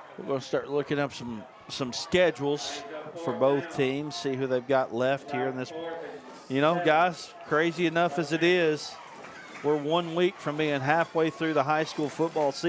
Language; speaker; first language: English; native; English